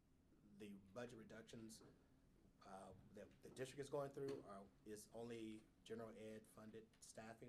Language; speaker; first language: English; native; English